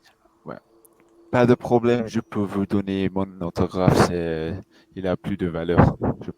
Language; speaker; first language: French; non-native, learner; English